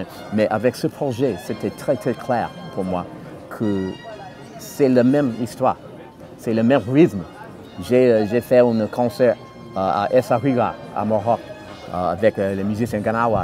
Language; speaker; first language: French; non-native, fluent; English